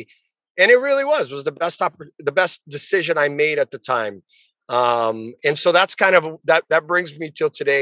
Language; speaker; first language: English; early bilingual, other home language; Portuguese